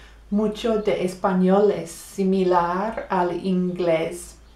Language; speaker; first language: Spanish; non-native, fluent; English